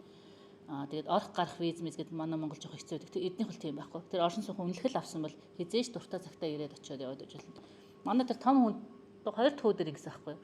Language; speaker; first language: Mongolian; native; Mongolian